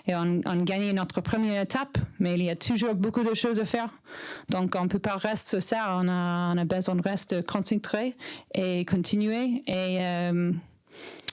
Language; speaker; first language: French; non-native, learner; English